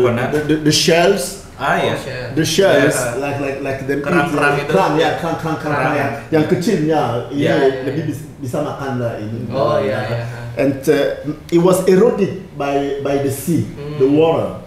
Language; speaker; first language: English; non-native, fluent; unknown